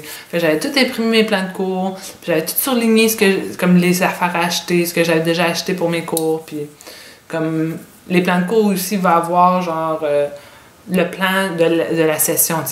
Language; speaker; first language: French; native; French